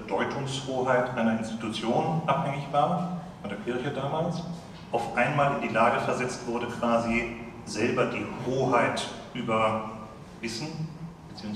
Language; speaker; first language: German; native; German